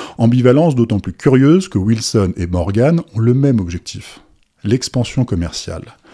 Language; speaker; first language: French; native; French